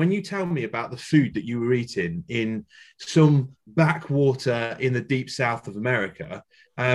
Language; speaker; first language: English; native; English